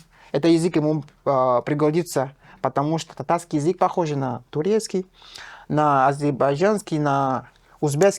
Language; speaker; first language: Russian; non-native, fluent; French